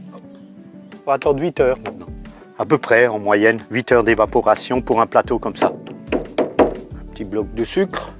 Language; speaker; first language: French; native; French